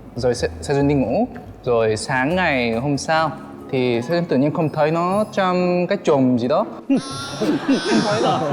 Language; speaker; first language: Vietnamese; non-native, fluent; Korean